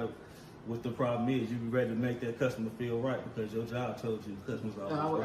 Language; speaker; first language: English; native; English